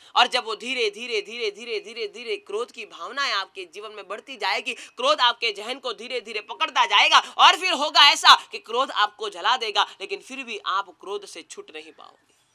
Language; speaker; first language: Hindi; non-native, local second language; Gujarati